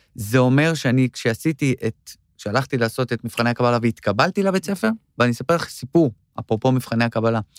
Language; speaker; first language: Hebrew; native; Hebrew